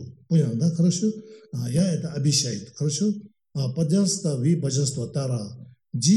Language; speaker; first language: Russian; non-native, learner; Tibetan